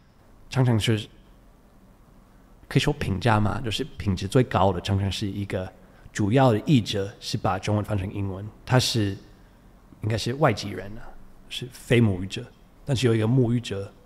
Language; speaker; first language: Chinese; non-native, fluent; English